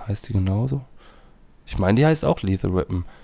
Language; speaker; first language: German; native; German